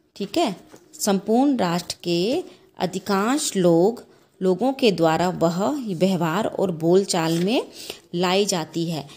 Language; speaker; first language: Hindi; native; Hindi